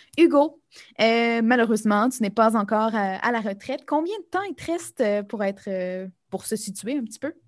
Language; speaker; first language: French; native; French